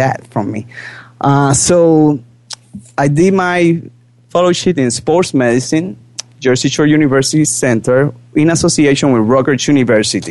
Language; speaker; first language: English; non-native, fluent; Spanish